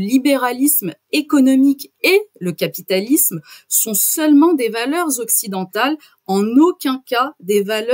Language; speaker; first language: French; native; French